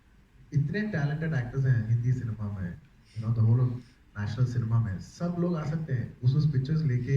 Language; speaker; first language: Hindi; non-native, local second language; Telugu